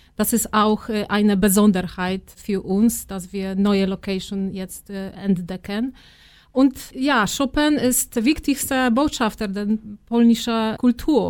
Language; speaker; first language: German; non-native, fluent; Polish